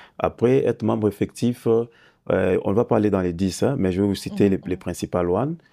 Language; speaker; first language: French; non-native, local second language; Lingala